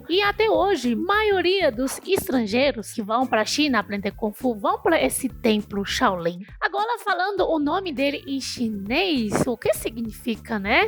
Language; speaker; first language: Portuguese; non-native, fluent; Chinese